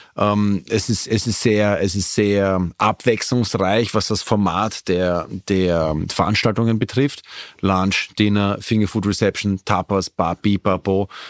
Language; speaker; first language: German; native; German